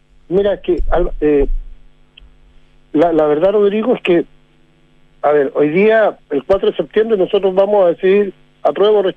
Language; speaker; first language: Spanish; native; Spanish